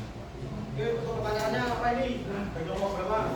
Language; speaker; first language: Indonesian; native; Indonesian